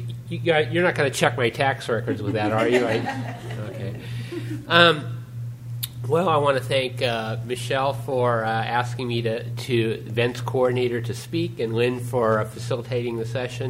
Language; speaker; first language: English; native; English